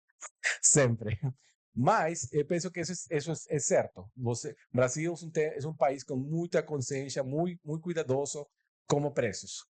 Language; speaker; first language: Portuguese; non-native, learner; Spanish